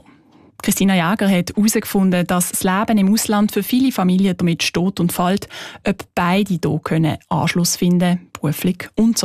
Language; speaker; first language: German; native; German